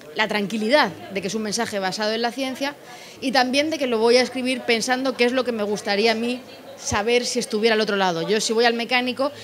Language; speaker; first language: Spanish; native; Spanish